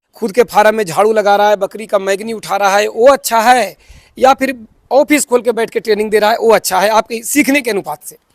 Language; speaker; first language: Hindi; native; Hindi